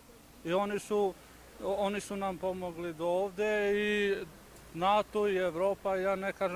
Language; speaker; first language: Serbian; non-native, local second language; Albanian